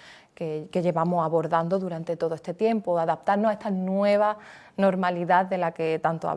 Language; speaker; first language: Spanish; native; Spanish